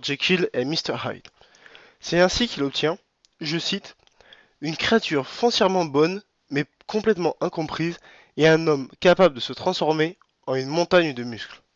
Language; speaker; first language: French; native; French